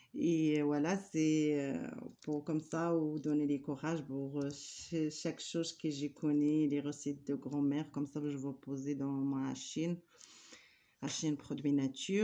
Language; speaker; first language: French; non-native, learner; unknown